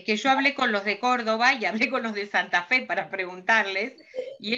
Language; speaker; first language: Spanish; native; Spanish